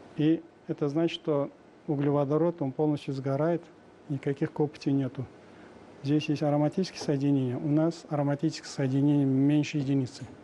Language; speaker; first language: Russian; non-native, local second language; Uzbek